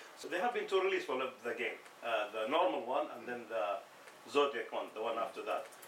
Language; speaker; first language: English; non-native, fluent; Arabic